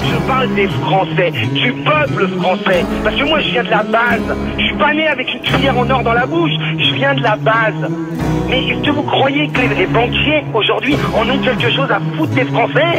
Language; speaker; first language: French; native; French